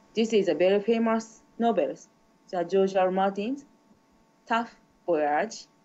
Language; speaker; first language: English; non-native, learner; Japanese